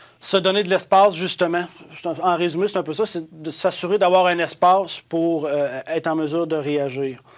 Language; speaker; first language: French; native; French